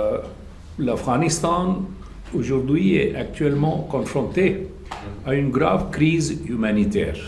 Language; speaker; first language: French; non-native, fluent; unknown